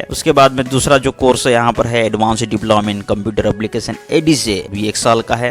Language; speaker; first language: Hindi; native; Hindi